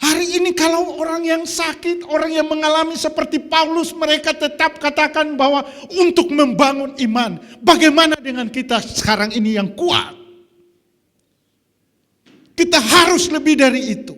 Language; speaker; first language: Indonesian; native; Indonesian